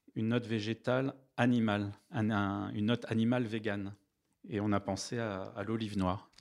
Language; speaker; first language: French; native; French